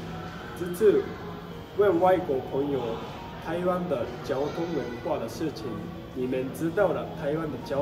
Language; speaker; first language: Chinese; non-native, fluent; Japanese